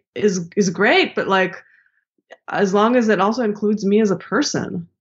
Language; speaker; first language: English; early bilingual, other home language; Hebrew